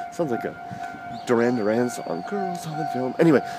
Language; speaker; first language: English; native; English